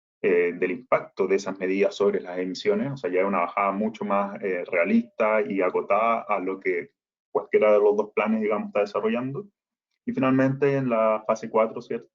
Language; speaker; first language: Spanish; native; Spanish